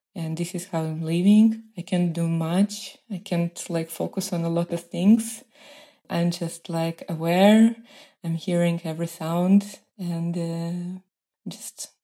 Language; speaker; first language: English; non-native, fluent; Russian